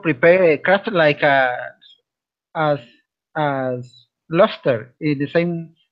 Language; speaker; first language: English; non-native, learner; Spanish